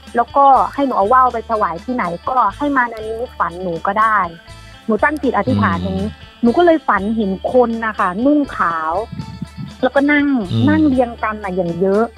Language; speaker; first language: Thai; native; Thai